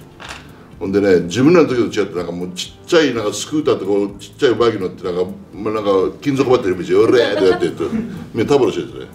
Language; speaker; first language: Japanese; native; Japanese